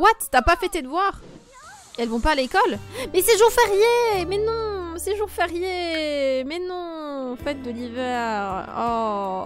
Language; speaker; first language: French; native; French